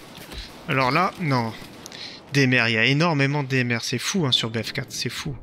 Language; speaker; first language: French; native; French